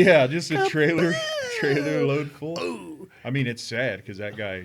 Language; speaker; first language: English; native; English